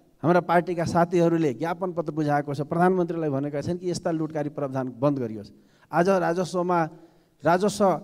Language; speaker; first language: Nepali; non-native, local second language; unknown